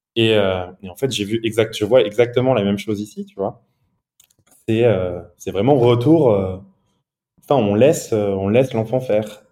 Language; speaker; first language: French; early bilingual, other home language; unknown